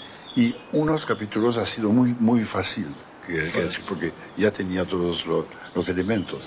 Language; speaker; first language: Spanish; non-native, fluent; French